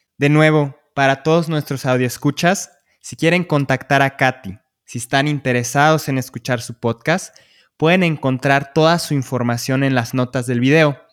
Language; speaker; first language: Spanish; native; Spanish